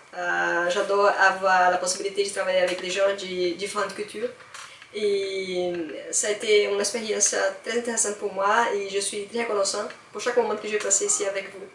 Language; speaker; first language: French; non-native, fluent; Portuguese